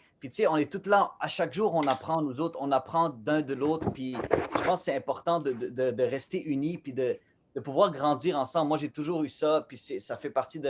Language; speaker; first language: French; native; French